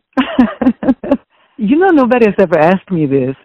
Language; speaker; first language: English; non-native, fluent; Italian